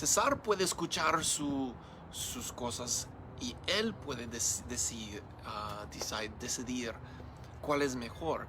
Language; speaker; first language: Spanish; non-native, learner; English